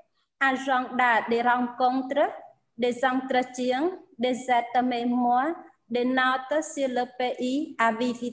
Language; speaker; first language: French; non-native, fluent; Khmer